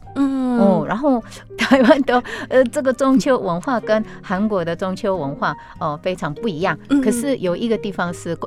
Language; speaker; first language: Chinese; non-native, fluent; Korean